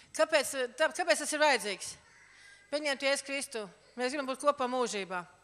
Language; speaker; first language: Latvian; native; Latvian